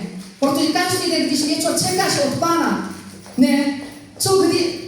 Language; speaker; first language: Czech; non-native, fluent; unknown